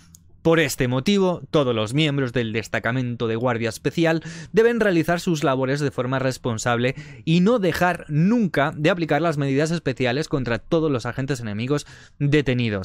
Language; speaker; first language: Spanish; native; Spanish